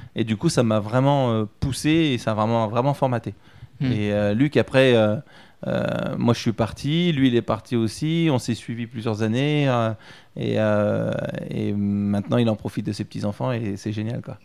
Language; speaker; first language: French; native; French